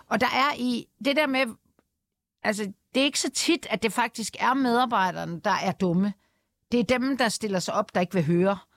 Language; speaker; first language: Danish; native; Danish